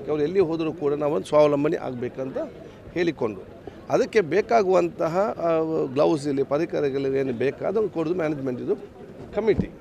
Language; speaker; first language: Kannada; non-native, local second language; Badaga